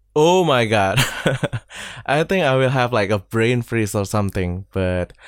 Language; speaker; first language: English; non-native, fluent; Indonesian